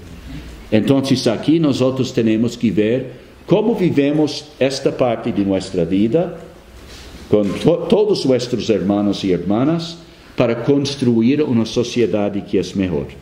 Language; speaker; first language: Spanish; non-native, fluent; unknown